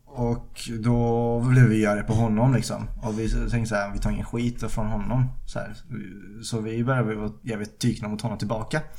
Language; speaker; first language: Swedish; early bilingual, other home language; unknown